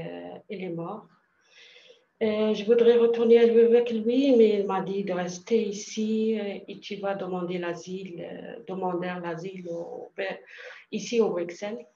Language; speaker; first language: French; non-native, learner; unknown